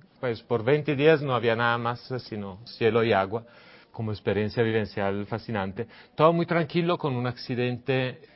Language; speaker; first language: Spanish; non-native, fluent; Italian